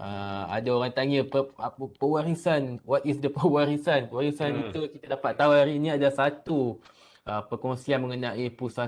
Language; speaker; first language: Malay; native; Malay